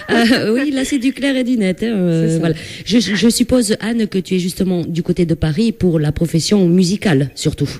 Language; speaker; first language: French; native; French